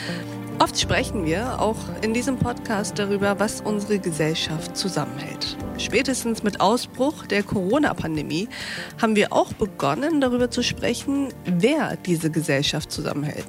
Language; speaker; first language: German; native; German